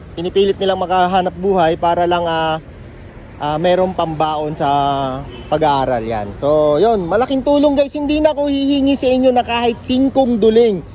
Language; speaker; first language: Filipino; native; Filipino